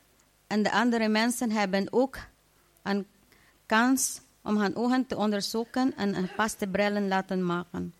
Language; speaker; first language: Dutch; non-native, fluent; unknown